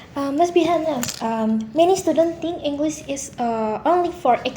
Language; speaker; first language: English; non-native, learner; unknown